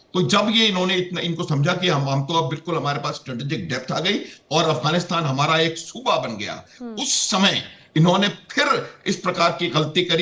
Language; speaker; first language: Hindi; native; Hindi